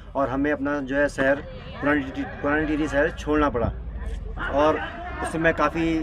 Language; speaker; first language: Hindi; native; Hindi